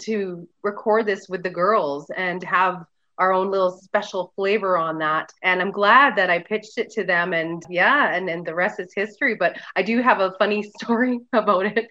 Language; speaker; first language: English; native; English